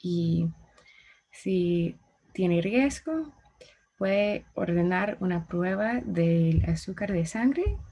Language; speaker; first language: Spanish; non-native, learner; English